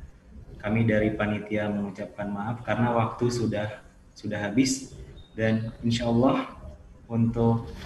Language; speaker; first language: Indonesian; native; Indonesian